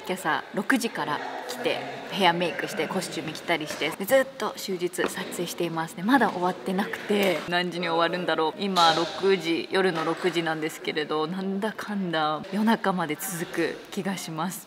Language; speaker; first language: Japanese; native; Japanese